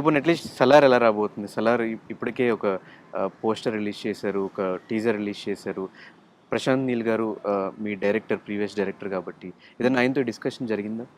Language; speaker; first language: Telugu; native; Telugu